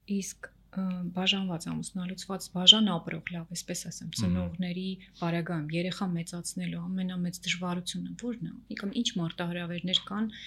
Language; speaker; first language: Armenian; native; Armenian